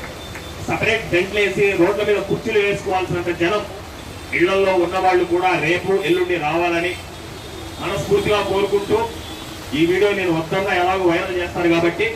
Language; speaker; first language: Telugu; native; Telugu